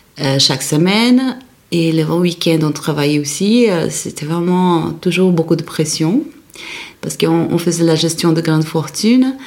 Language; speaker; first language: French; non-native, fluent; Portuguese